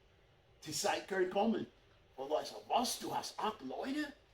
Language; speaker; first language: German; non-native, fluent; English